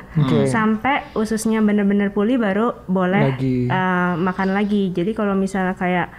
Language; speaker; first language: Indonesian; native; Indonesian